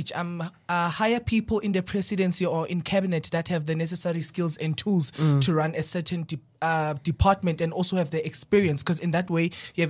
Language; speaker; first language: English; non-native, local second language; Southern Sotho